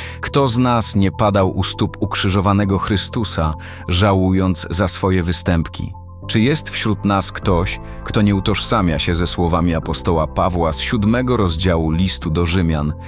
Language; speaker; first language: Polish; native; Polish